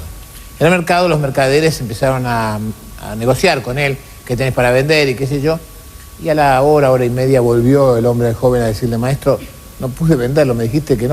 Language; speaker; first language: Spanish; native; Spanish